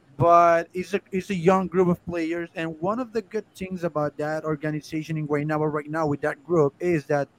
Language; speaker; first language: English; non-native, fluent; Spanish